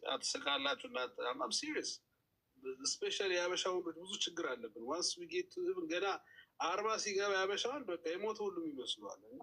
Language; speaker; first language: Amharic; native; Amharic